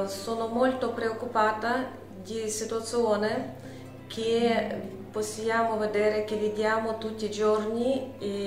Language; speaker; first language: Italian; non-native, learner; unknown